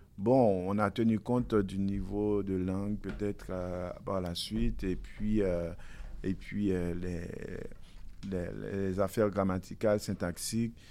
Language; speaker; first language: French; non-native, local second language; Haitian Creole